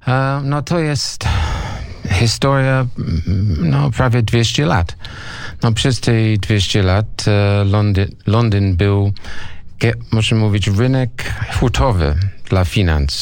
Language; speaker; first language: Polish; non-native, fluent; English